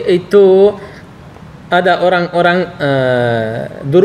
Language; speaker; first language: Indonesian; non-native, learner; Arabic